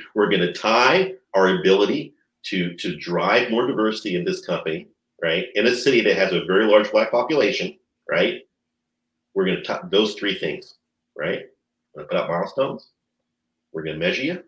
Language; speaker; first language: English; native; English